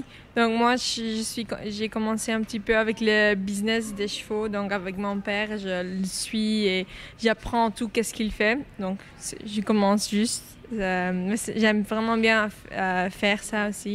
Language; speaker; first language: French; non-native, local second language; Dutch